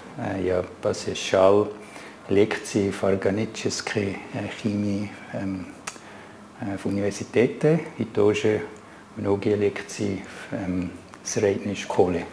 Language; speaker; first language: Russian; non-native, learner; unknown